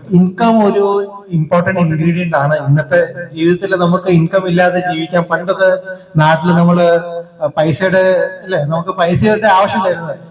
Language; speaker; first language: Malayalam; early bilingual, heritage; Malayalam